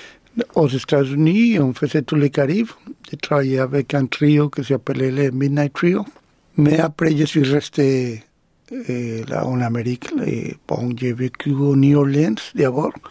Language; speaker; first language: French; non-native, fluent; Spanish